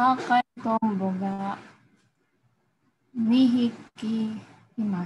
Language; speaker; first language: Japanese; non-native, learner; Filipino